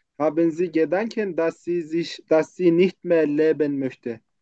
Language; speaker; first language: German; non-native, learner; Turkish